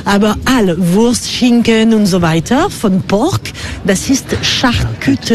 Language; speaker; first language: German; non-native, fluent; French